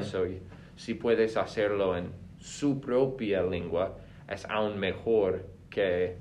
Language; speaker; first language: Spanish; non-native, fluent; English